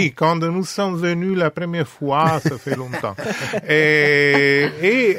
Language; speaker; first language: French; non-native, fluent; Italian